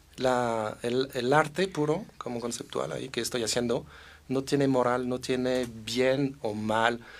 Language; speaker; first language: Spanish; non-native, fluent; French